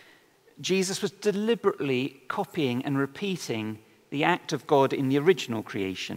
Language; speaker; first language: English; native; English